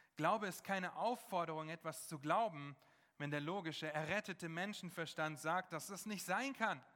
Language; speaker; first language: German; non-native, fluent; English